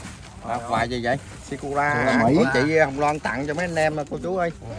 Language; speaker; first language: Vietnamese; native; Vietnamese